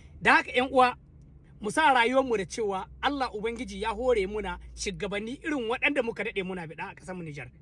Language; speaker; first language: Hausa; native; Hausa